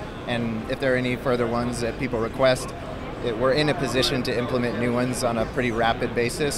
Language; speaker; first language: English; native; English